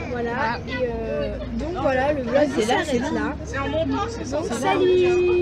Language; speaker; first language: French; native; French